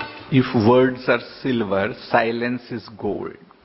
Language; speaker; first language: English; non-native, local second language; Hindi